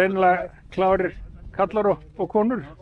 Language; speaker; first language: Icelandic; native; Icelandic